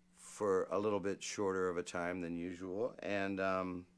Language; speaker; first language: English; native; English